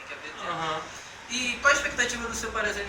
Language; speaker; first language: Portuguese; native; Portuguese